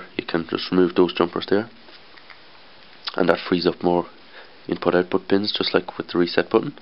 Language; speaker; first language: English; native; English